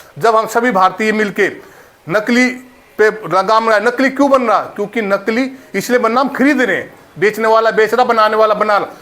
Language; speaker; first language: Hindi; native; Hindi